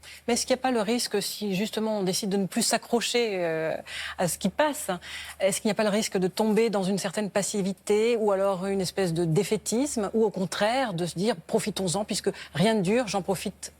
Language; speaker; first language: French; native; French